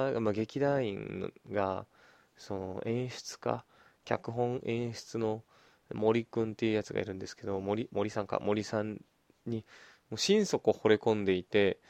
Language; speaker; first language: Japanese; native; Japanese